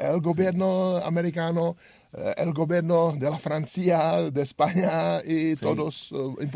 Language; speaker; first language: Spanish; non-native, learner; Czech